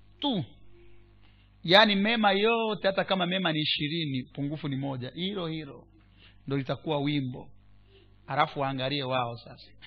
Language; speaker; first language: Swahili; non-native, local second language; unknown